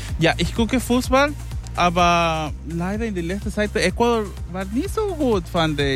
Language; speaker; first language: German; non-native, learner; Spanish